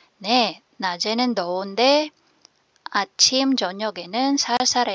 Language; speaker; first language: Korean; non-native, fluent; Filipino